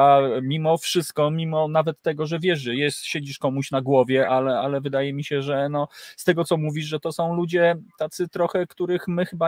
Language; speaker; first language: Polish; native; Polish